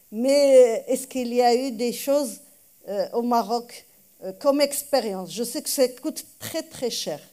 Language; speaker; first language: French; non-native, local second language; Arabic